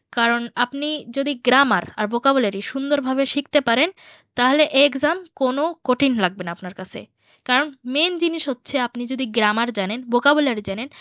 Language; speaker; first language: Bangla; early bilingual, heritage; Bangla